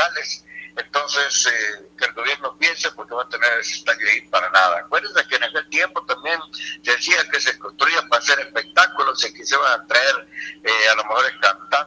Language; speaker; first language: Spanish; native; Spanish